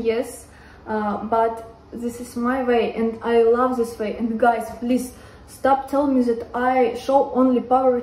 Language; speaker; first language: English; non-native, learner; Russian